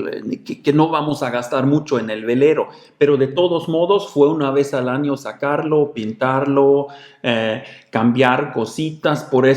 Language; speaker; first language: Spanish; non-native, fluent; German